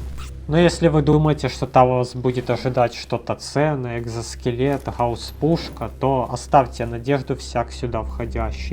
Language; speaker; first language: Russian; native; Russian